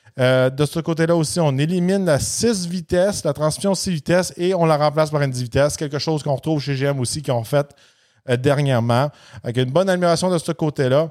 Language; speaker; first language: French; native; French